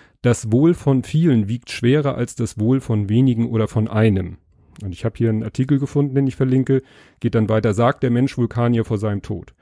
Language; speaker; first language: German; native; German